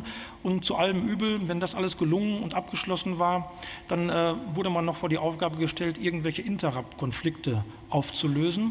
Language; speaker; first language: German; native; German